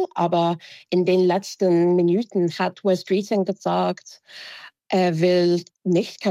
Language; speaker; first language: German; non-native, fluent; English